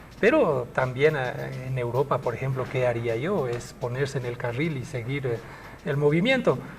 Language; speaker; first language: Spanish; early bilingual, other home language; French